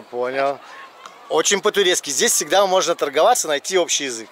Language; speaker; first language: Russian; native; Russian